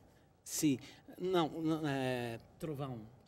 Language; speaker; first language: Spanish; non-native, fluent; Portuguese